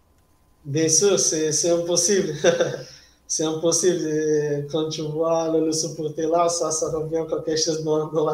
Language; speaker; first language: French; non-native, fluent; Portuguese